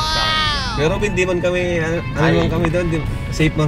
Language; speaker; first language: Filipino; native; Filipino